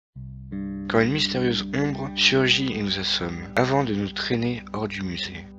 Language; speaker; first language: French; native; French